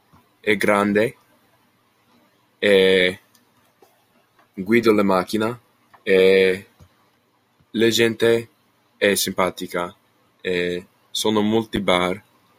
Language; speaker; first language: Italian; non-native, learner; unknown